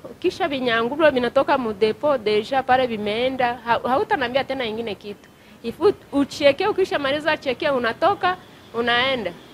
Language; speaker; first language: Swahili; non-native, local second language; Kinyarwanda